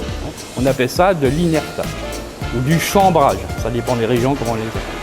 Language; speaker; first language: French; native; French